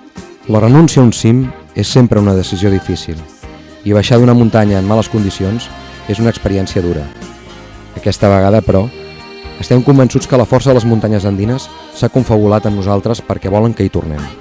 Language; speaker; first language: Catalan; native; Catalan